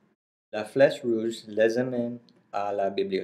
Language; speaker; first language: French; non-native, learner; English